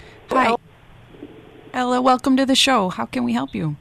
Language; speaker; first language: English; native; English